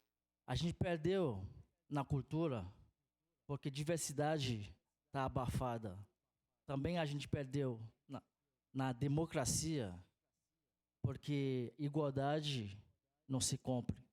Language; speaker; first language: Portuguese; non-native, fluent; Haitian Creole